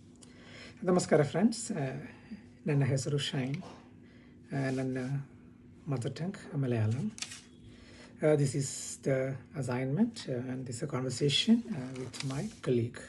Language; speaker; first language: Kannada; non-native, learner; Malayalam